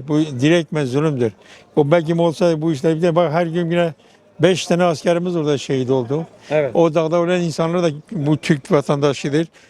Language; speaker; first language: Turkish; native; Turkish